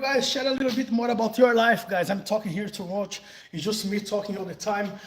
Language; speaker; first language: English; non-native, fluent; Portuguese